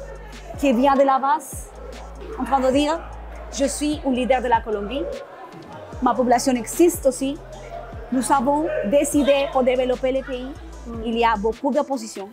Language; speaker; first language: French; non-native, learner; Spanish